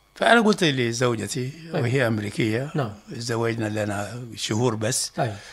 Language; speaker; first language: Arabic; non-native, local second language; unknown